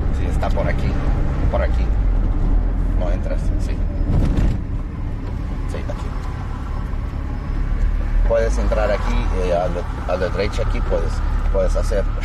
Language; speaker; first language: Spanish; non-native, learner; English